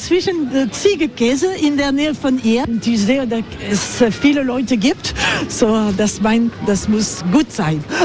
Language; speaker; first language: German; non-native, learner; French